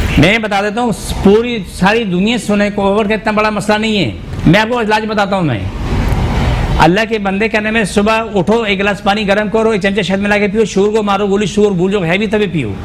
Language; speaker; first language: Urdu; non-native, local second language; Pashto